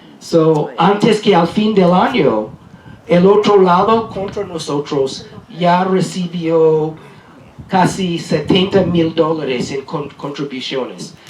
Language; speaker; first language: Spanish; non-native, learner; English